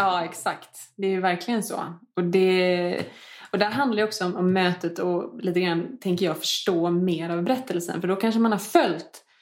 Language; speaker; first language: Swedish; native; Swedish